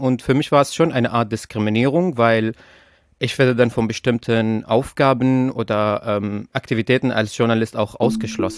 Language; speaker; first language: German; non-native, fluent; Persian